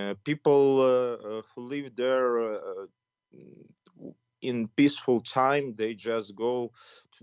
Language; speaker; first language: English; non-native, fluent; Ukrainian